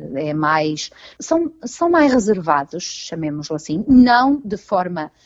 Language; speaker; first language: Portuguese; native; Portuguese